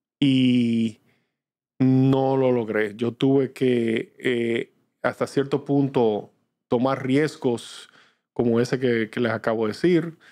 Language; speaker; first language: Spanish; native; Spanish